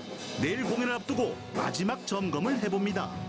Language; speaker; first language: Korean; native; Korean